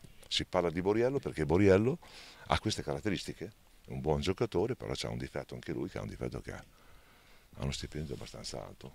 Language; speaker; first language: Italian; native; Italian